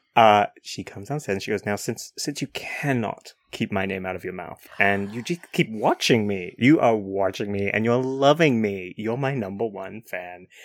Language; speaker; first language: English; native; English